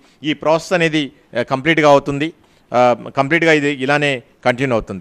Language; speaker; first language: Telugu; native; Telugu